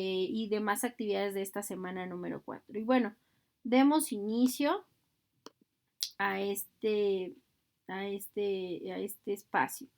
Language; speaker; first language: Spanish; native; Spanish